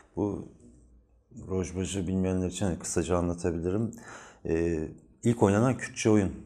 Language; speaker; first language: Turkish; native; Turkish